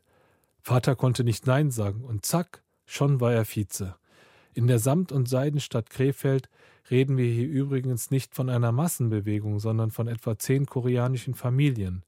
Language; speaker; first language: German; early bilingual, other home language; Korean